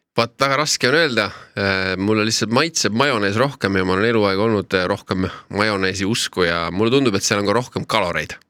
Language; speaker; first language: Estonian; native; Estonian